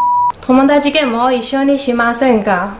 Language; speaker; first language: Japanese; non-native, learner; Chinese